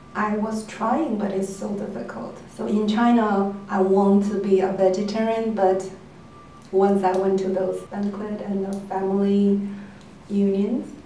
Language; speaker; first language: English; non-native, fluent; Chinese